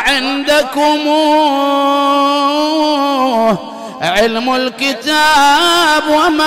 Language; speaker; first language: Arabic; native; Arabic